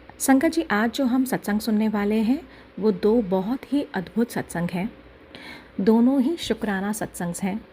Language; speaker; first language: Hindi; native; Hindi